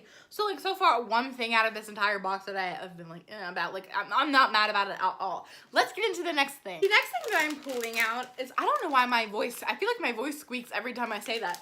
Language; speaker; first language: English; native; English